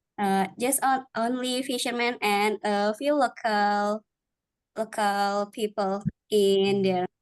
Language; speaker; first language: English; non-native, learner; Indonesian